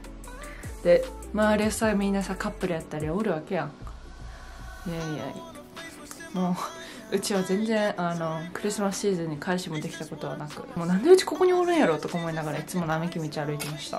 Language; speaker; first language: Japanese; native; Japanese